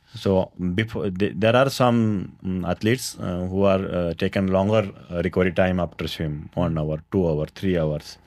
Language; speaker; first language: English; non-native, local second language; Kannada